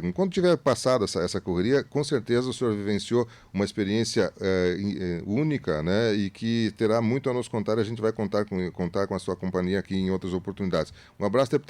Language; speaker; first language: Portuguese; native; Portuguese